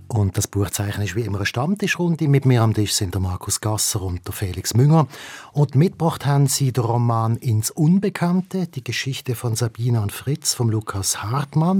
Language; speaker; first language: German; native; German